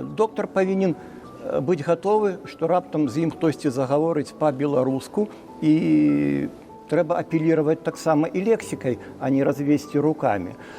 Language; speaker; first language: Belarusian; non-native, local second language; Russian